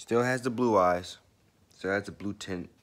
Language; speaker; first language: English; native; English